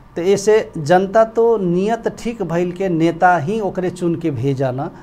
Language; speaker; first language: Bhojpuri; non-native, local second language; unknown